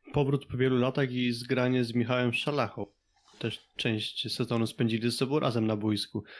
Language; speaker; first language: Polish; native; Polish